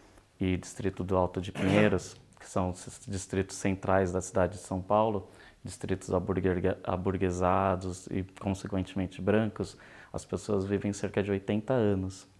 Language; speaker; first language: Portuguese; native; Portuguese